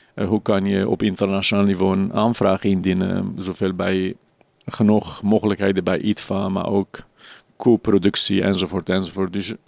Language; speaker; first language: Dutch; non-native, fluent; Arabic